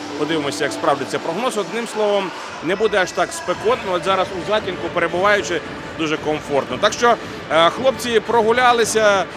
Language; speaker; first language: Ukrainian; native; Ukrainian